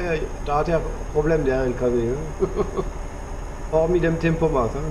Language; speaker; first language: German; non-native, fluent; French